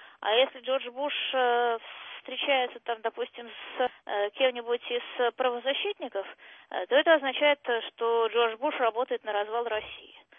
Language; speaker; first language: Russian; native; Russian